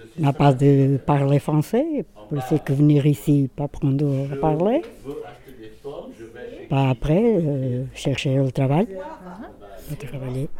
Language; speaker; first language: French; non-native, learner; Portuguese